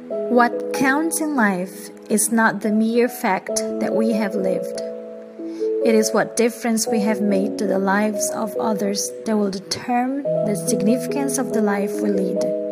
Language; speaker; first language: English; non-native, fluent; Portuguese